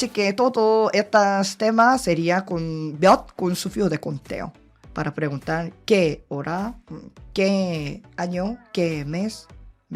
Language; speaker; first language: Spanish; non-native, learner; Korean